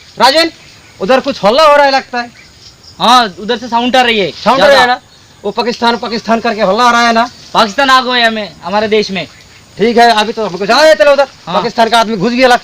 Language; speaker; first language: Hindi; non-native, local second language; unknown